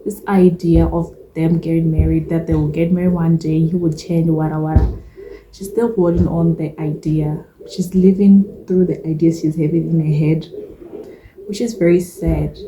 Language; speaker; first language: English; non-native, local second language; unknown